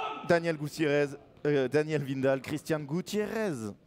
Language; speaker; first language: Spanish; non-native, learner; French